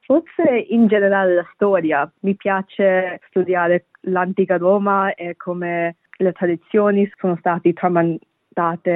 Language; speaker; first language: Italian; non-native, fluent; Bangla